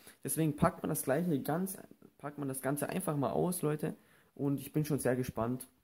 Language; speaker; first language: German; native; German